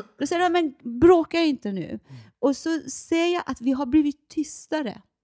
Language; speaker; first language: Swedish; non-native, fluent; Persian